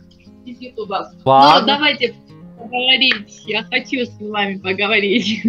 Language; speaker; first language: Russian; non-native, learner; Armenian